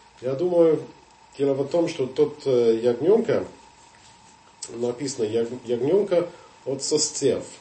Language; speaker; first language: Russian; non-native, fluent; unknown